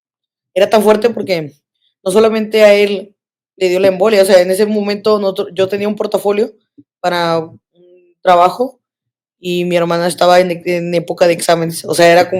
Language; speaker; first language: Spanish; native; Spanish